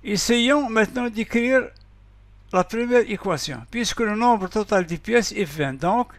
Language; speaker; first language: French; non-native, local second language; Arabic